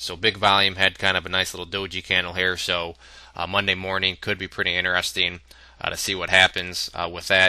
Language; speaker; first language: English; native; English